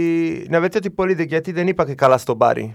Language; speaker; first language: Greek; non-native, learner; Italian